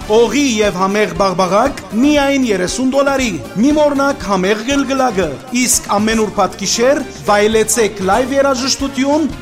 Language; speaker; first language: Armenian; early bilingual, heritage; Armenian